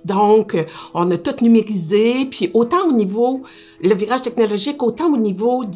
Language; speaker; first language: French; native; French